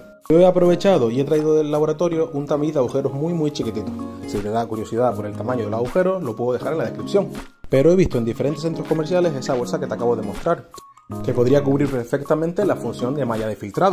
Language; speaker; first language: Spanish; native; Spanish